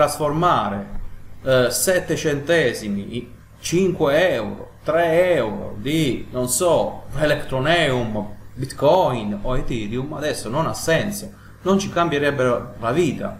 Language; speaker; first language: Italian; native; Italian